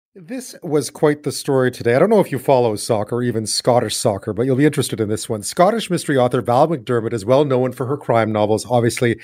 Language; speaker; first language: English; native; English